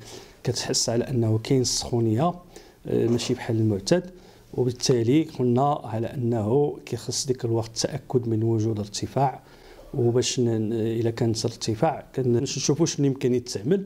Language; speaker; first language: Arabic; native; Arabic